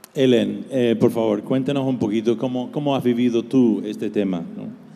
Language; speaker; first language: Spanish; non-native, fluent; English